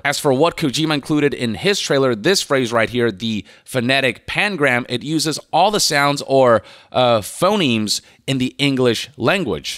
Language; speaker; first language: English; native; English